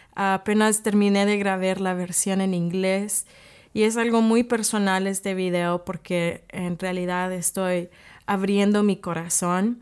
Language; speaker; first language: Spanish; early bilingual, other home language; English